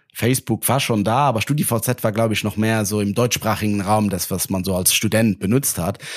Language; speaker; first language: German; non-native, local second language; Luxembourgish